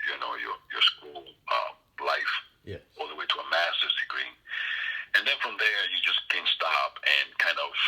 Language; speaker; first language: English; non-native, fluent; Spanish